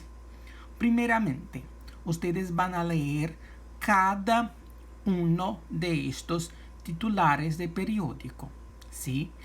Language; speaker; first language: Spanish; non-native, fluent; Portuguese